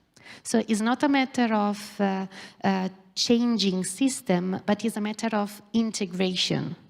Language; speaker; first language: English; non-native, fluent; Italian